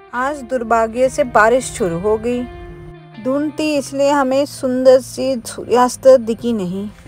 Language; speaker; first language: Hindi; non-native, local second language; Malayalam